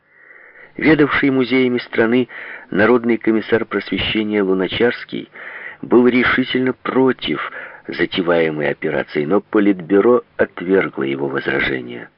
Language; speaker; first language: Russian; native; Russian